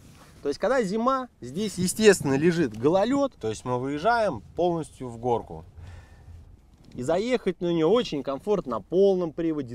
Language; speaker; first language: Russian; native; Russian